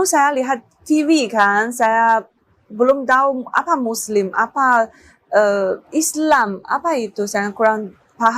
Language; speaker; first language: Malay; non-native, learner; Chinese